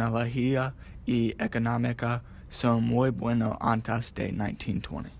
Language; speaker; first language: Spanish; non-native, learner; English